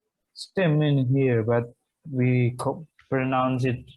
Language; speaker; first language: English; non-native, learner; Indonesian